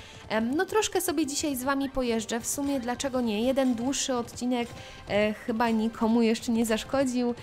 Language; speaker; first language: Polish; native; Polish